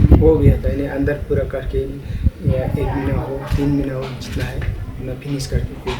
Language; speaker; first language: Hindi; non-native, local second language; Ladakhi